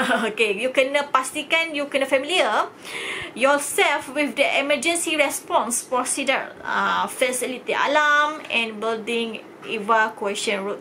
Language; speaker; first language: English; non-native, local second language; Malay